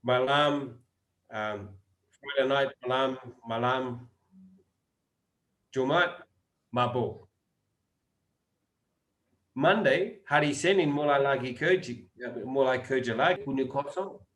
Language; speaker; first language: Indonesian; non-native, learner; English